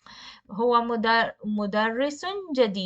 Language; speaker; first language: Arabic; non-native, fluent; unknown